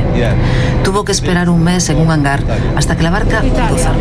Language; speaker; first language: Spanish; native; Spanish